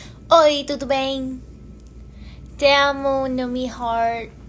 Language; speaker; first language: Portuguese; non-native, learner; Hindi